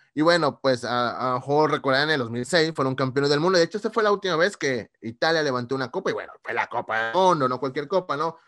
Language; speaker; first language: Spanish; native; Spanish